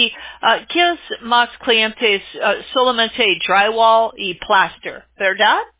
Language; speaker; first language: Spanish; non-native, learner; English